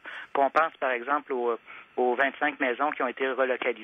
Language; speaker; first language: French; native; French